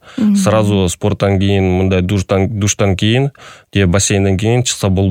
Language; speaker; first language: Kyrgyz; non-native, local second language; Russian